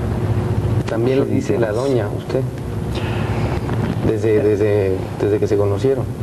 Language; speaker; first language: Spanish; native; Spanish